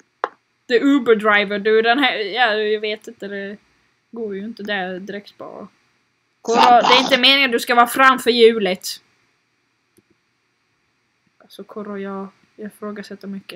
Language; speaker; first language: Swedish; native; Swedish